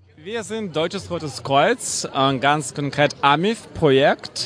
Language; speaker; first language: German; non-native, fluent; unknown